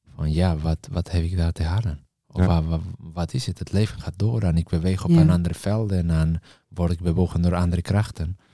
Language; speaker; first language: Dutch; non-native, fluent; Spanish